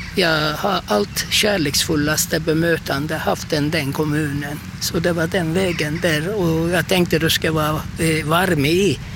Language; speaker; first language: Swedish; non-native, fluent; Turkish